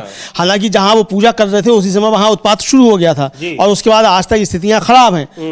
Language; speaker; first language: Hindi; native; Hindi